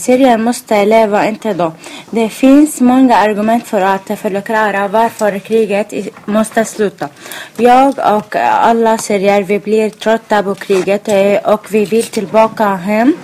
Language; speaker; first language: Swedish; non-native, learner; Arabic